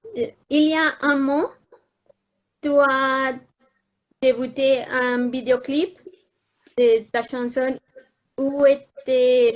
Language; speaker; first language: French; non-native, learner; Spanish